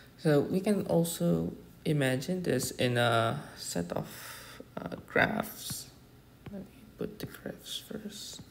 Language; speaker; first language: English; non-native, fluent; Indonesian